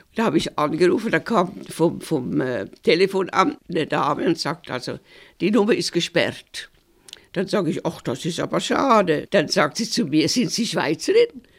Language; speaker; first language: German; native; German